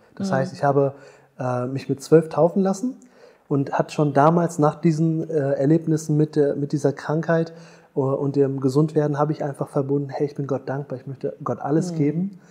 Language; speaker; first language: German; early bilingual, other home language; Tamil